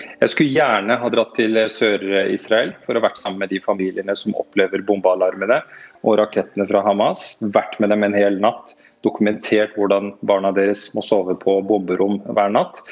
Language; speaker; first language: Norwegian; native; Norwegian